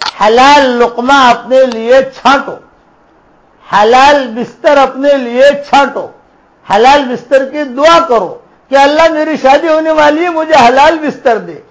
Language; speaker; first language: Urdu; non-native, local second language; Gujarati